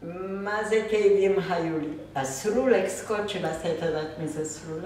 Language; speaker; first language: Hebrew; non-native, fluent; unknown